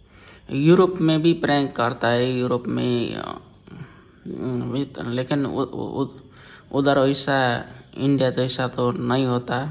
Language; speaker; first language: Hindi; non-native, learner; Nepali